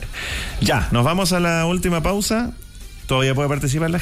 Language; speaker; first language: Spanish; native; Spanish